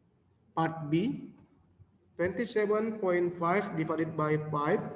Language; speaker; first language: English; non-native, local second language; Indonesian